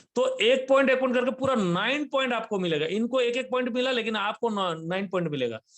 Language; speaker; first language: Hindi; non-native, local second language; Nepali